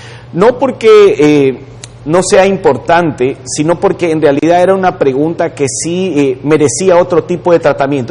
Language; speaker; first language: Spanish; native; Spanish